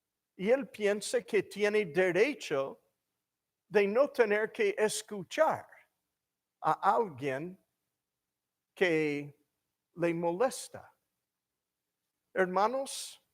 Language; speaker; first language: Spanish; non-native, fluent; English